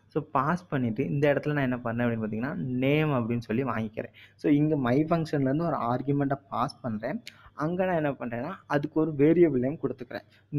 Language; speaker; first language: Tamil; native; Tamil